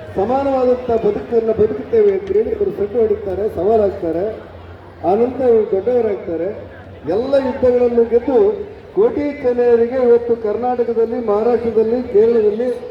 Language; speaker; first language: Kannada; native; Kannada